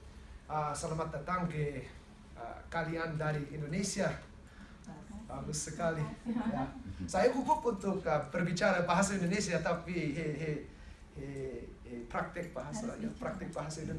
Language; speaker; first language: Indonesian; non-native, learner; English